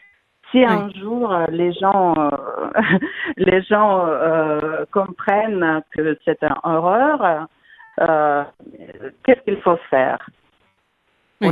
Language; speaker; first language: French; non-native, fluent; Russian